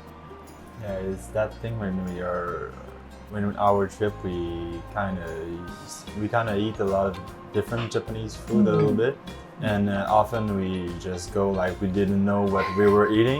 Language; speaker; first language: English; non-native, local second language; French